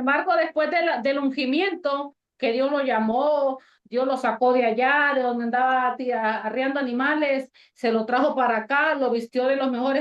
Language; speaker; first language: Spanish; native; Spanish